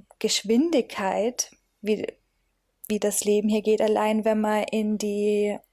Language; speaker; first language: German; native; German